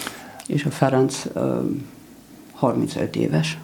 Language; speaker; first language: Hungarian; non-native, learner; German